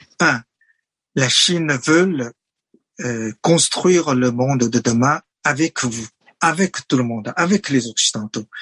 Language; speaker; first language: French; non-native, fluent; Chinese